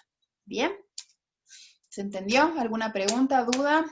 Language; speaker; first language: Spanish; native; Spanish